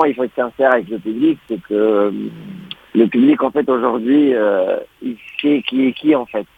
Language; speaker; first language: French; non-native, local second language; Arabic